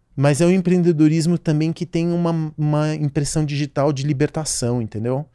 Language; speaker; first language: Portuguese; native; Portuguese